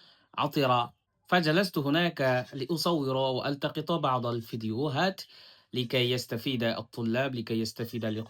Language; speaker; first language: Arabic; non-native, fluent; Bangla